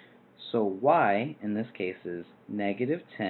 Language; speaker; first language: English; native; English